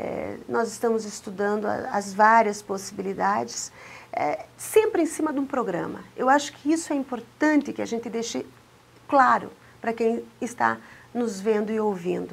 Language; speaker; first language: Portuguese; native; Portuguese